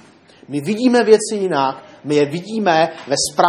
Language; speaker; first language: Czech; native; Czech